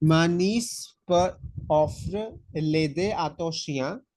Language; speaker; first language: French; non-native, fluent; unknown